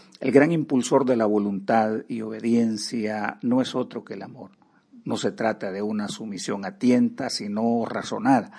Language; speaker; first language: Spanish; native; Spanish